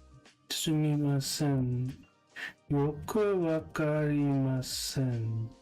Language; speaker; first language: Japanese; non-native, learner; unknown